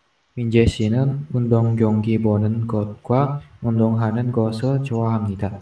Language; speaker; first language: Korean; non-native, learner; Indonesian